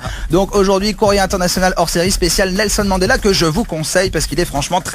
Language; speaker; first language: French; native; French